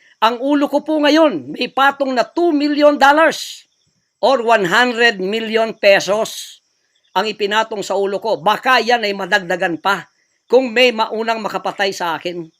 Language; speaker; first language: Filipino; non-native, local second language; Cebuano